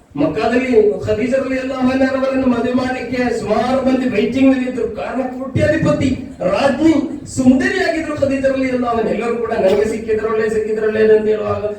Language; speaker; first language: Kannada; non-native, local second language; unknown